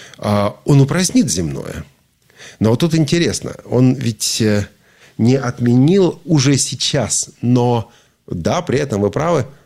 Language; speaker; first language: Russian; native; Russian